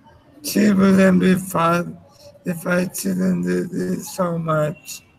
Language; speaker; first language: English; non-native, learner; Spanish